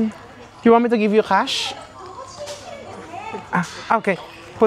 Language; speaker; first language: English; non-native, fluent; Filipino